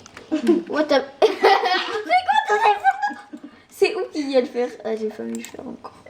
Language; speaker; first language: French; native; French